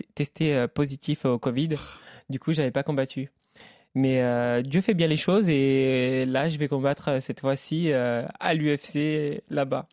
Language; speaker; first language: French; native; French